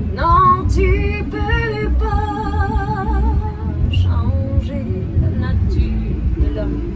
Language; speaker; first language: French; native; French